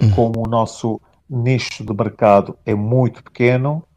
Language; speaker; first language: Portuguese; non-native, local second language; Kabuverdianu